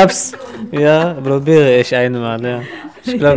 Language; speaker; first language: German; non-native, learner; Arabic